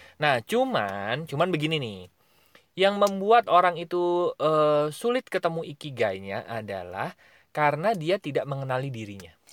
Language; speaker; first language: Indonesian; native; Indonesian